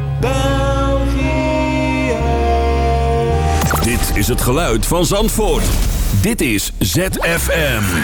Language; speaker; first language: Dutch; native; Dutch